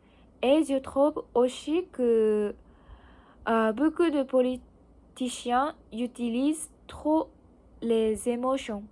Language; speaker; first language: French; non-native, learner; Japanese